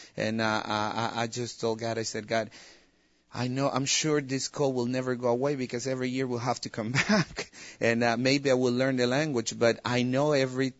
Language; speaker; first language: English; non-native, fluent; Spanish